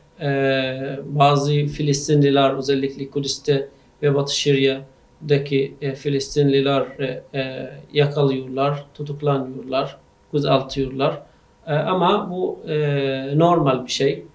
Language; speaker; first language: Turkish; non-native, learner; Arabic